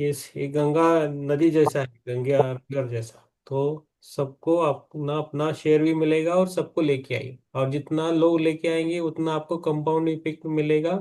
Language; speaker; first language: Hindi; native; Hindi